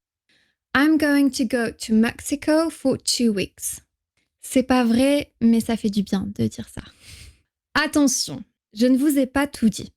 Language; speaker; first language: French; native; French